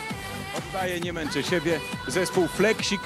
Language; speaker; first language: Polish; native; Polish